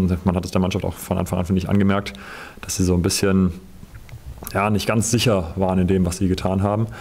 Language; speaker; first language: German; native; German